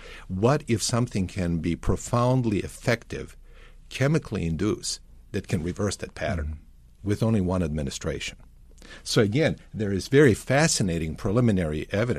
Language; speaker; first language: English; non-native, fluent; Serbian